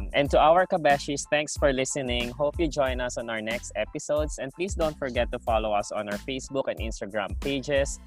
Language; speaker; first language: English; non-native, local second language; Filipino